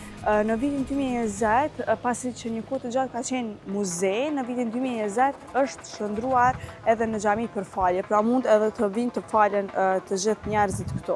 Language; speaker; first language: Albanian; native; Albanian